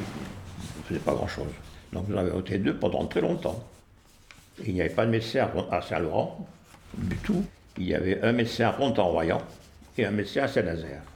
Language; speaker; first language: French; native; French